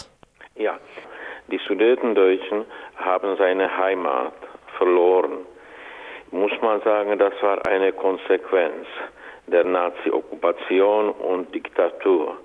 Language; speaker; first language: German; non-native, fluent; Czech